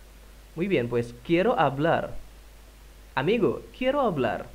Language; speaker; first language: Spanish; non-native, fluent; Indonesian